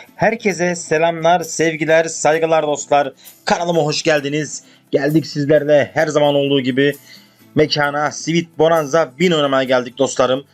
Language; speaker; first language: Turkish; native; Turkish